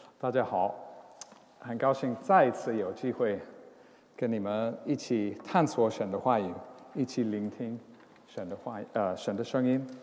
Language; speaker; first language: Chinese; non-native, fluent; English